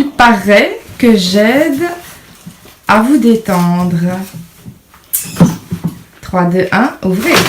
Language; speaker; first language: French; native; French